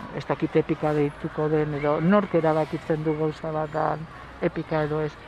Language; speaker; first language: Basque; non-native, local second language; Spanish